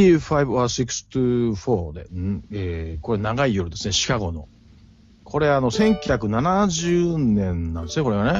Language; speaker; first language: Japanese; native; Japanese